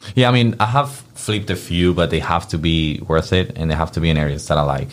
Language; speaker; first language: English; non-native, fluent; Spanish